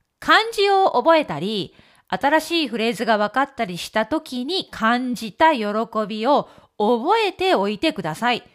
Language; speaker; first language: Japanese; native; Japanese